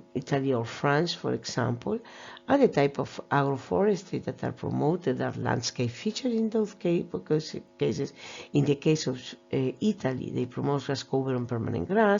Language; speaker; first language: English; non-native, fluent; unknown